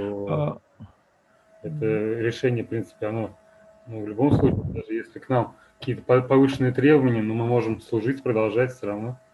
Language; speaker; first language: Russian; native; Russian